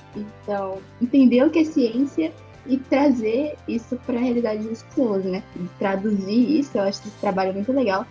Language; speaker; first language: Portuguese; native; Portuguese